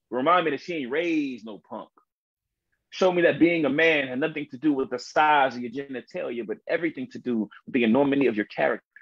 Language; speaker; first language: English; native; English